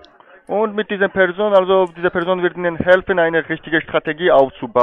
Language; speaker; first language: German; non-native, fluent; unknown